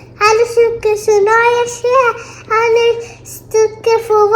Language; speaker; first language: German; early bilingual, other home language; Telugu